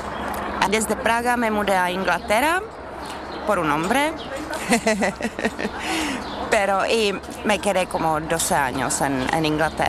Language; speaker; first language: Spanish; non-native, fluent; Czech